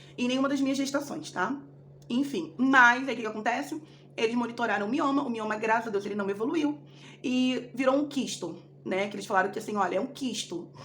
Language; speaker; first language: Portuguese; native; Portuguese